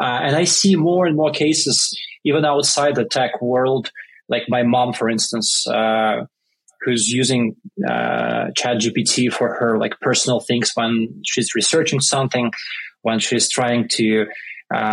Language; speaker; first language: English; non-native, fluent; Russian